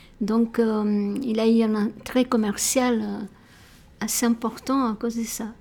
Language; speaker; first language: French; non-native, fluent; Spanish